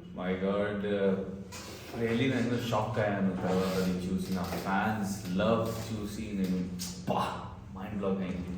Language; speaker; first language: Telugu; non-native, learner; Hindi